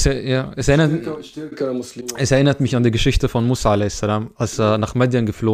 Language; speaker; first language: German; early bilingual, other home language; Arabic